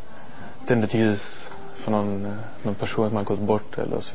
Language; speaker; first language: Swedish; non-native, learner; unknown